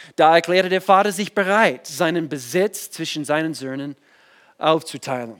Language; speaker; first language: German; non-native, fluent; English